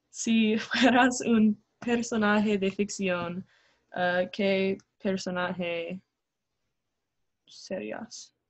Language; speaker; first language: Spanish; non-native, learner; English